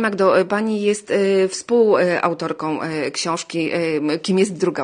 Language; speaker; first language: Polish; native; Polish